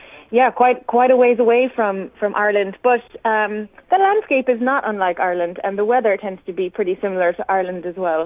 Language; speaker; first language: English; native; English